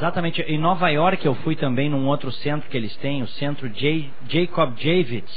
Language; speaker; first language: Portuguese; native; Portuguese